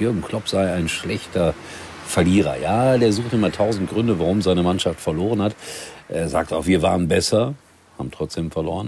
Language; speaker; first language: German; native; German